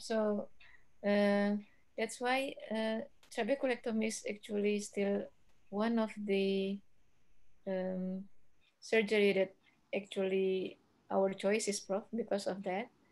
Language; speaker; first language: English; non-native, fluent; Indonesian